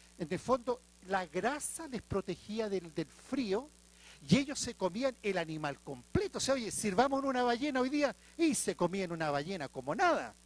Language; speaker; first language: Spanish; native; Spanish